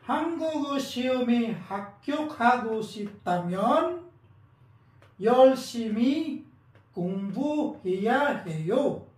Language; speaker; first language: Korean; non-native, fluent; Filipino